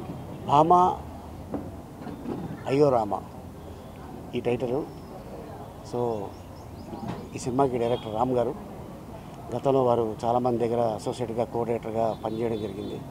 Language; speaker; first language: Telugu; native; Telugu